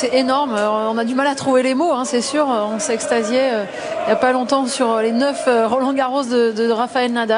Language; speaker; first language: French; native; French